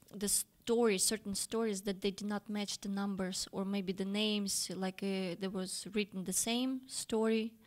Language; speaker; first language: English; non-native, fluent; Russian